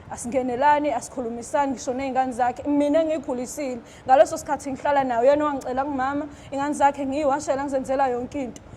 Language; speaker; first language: Zulu; native; Zulu